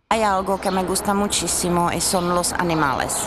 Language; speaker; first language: Spanish; non-native, fluent; Czech